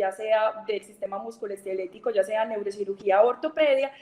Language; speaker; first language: Spanish; native; Spanish